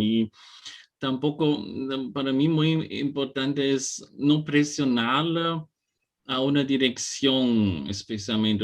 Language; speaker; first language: Spanish; non-native, fluent; German